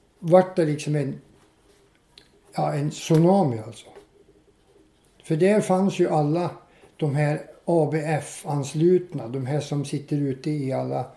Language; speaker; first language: Swedish; native; Swedish